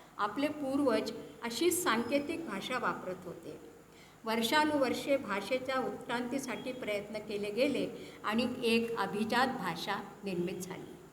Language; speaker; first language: Marathi; early bilingual, heritage; Marathi